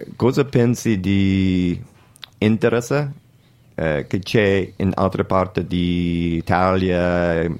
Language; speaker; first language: Italian; non-native, learner; English